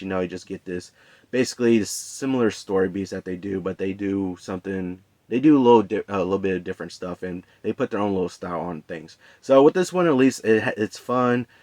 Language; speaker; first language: English; native; English